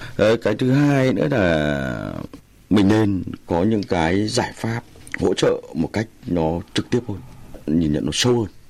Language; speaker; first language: Vietnamese; native; Vietnamese